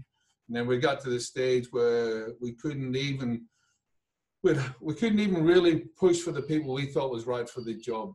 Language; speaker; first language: English; native; English